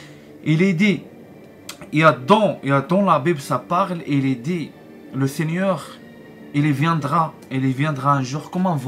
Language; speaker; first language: French; non-native, learner; Arabic